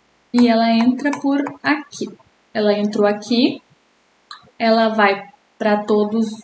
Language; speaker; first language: Portuguese; native; Portuguese